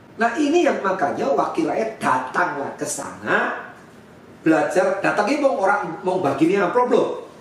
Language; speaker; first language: Indonesian; native; Indonesian